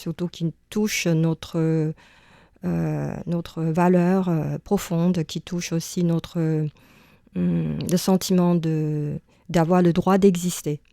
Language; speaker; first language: French; non-native, fluent; Chinese